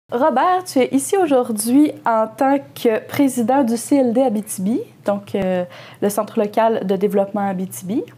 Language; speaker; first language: French; native; French